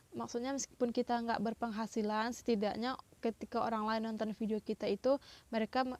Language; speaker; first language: Indonesian; non-native, local second language; Minangkabau